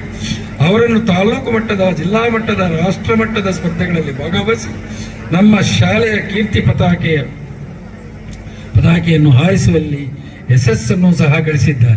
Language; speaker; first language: Kannada; native; Kannada